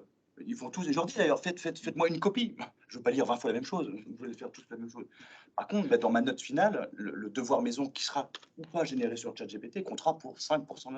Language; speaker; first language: French; native; French